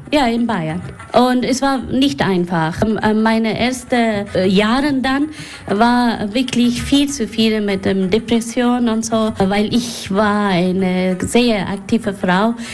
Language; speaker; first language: German; non-native, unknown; Persian